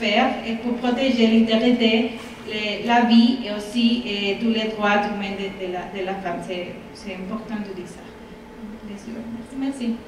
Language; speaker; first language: French; non-native, fluent; Spanish